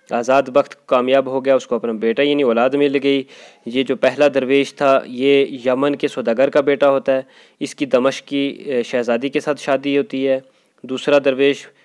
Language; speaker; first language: Urdu; non-native, local second language; Kashmiri